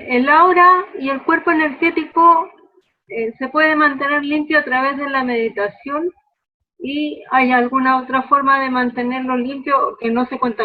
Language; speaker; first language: Spanish; native; Spanish